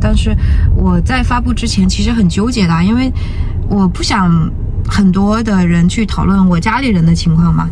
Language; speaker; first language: Chinese; native; Chinese